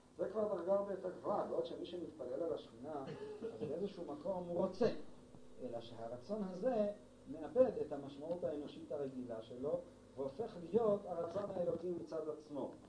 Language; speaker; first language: Hebrew; non-native, fluent; Spanish